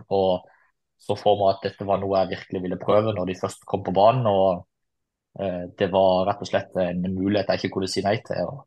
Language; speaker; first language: Norwegian; native; Norwegian